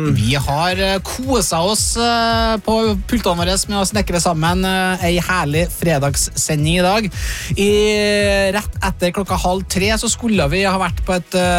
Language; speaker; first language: Norwegian; native; Norwegian